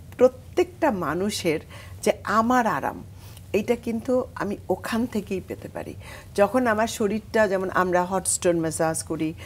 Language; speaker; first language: Bangla; native; Bangla